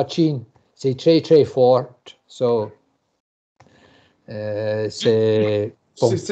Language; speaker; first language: French; non-native, learner; English